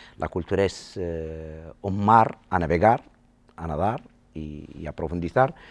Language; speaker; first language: Spanish; non-native, local second language; Arabic